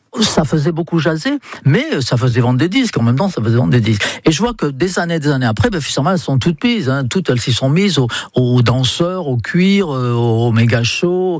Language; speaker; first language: French; non-native, fluent; English